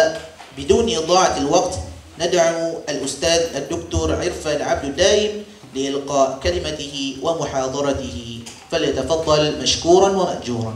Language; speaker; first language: Arabic; non-native, fluent; Malay